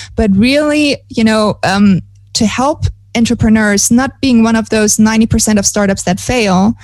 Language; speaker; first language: English; non-native, fluent; German